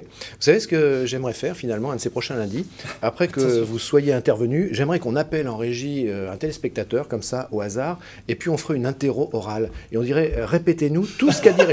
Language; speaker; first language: French; native; French